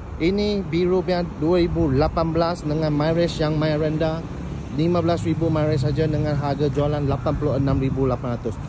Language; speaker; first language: Malay; non-native, local second language; Chinese